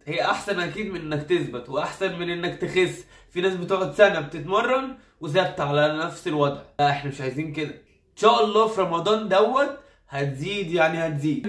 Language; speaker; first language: Arabic; native; Arabic